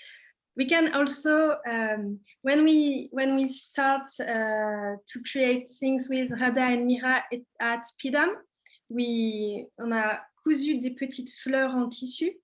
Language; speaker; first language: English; non-native, learner; French